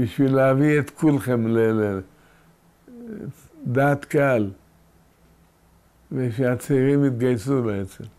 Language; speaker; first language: Hebrew; early bilingual, other home language; Yiddish